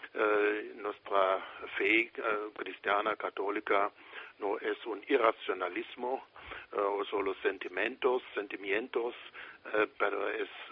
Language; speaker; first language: Spanish; non-native, fluent; German